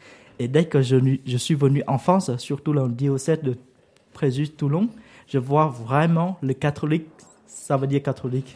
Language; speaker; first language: French; non-native, learner; Vietnamese